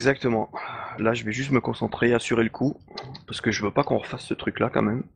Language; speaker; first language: French; native; French